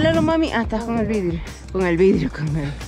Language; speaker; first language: Spanish; non-native, learner; English